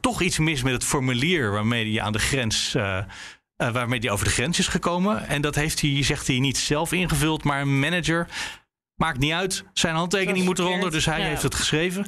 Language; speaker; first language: Dutch; native; Dutch